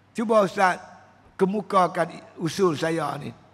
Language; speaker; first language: Malay; native; Malay